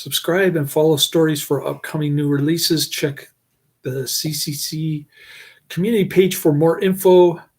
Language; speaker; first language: English; native; English